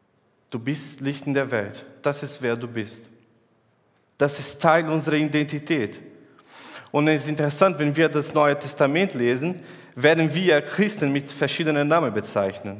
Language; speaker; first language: German; non-native, fluent; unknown